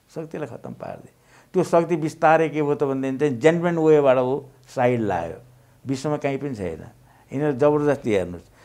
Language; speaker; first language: Nepali; native; Nepali